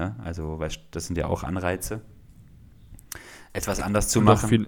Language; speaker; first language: German; native; German